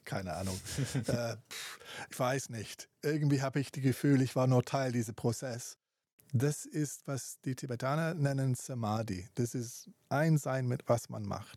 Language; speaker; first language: German; non-native, fluent; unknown